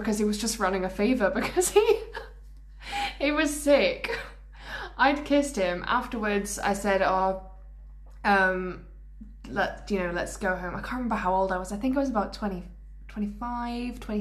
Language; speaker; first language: English; native; English